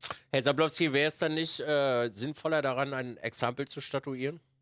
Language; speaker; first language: German; native; German